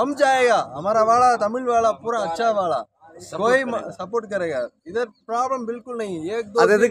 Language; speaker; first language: Hindi; non-native, learner; Tamil